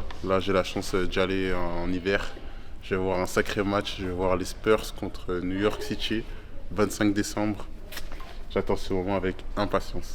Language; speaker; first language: French; native; French